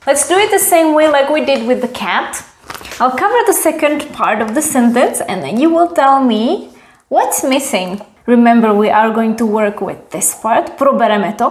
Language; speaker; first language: English; non-native, fluent; Czech